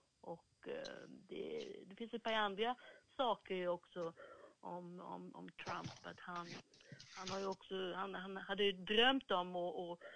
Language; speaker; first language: Swedish; native; Swedish